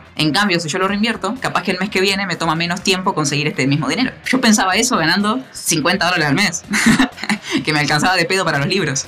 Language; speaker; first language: Spanish; native; Spanish